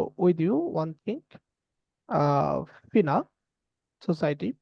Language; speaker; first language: English; non-native, learner; Bangla